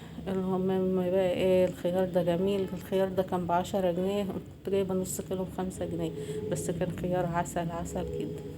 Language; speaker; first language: Arabic; native; Arabic